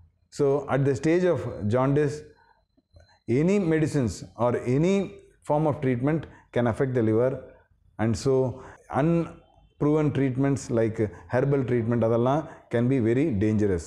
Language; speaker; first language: English; non-native, local second language; Tamil